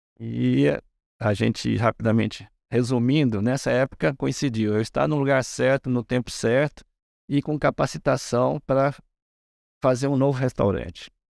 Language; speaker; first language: Portuguese; early bilingual, other home language; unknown